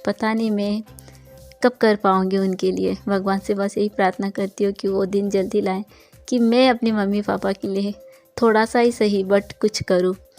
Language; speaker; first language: Hindi; non-native, local second language; Bangla